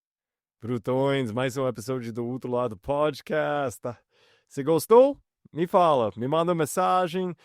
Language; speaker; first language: Portuguese; non-native, fluent; English